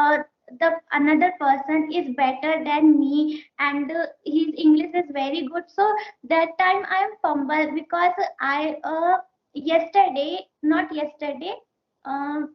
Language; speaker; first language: English; non-native, learner; Hindi